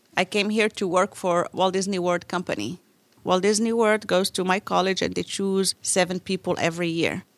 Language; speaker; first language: English; non-native, fluent; Arabic